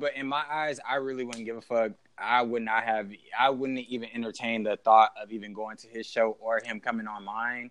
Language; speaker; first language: English; native; English